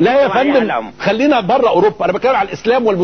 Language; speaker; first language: Arabic; native; Arabic